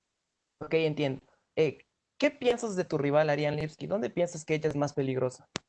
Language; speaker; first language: Spanish; native; Spanish